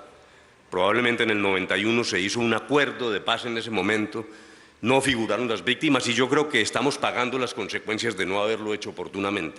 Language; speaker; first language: Spanish; native; Spanish